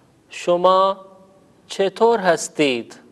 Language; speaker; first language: Persian; non-native, fluent; Urdu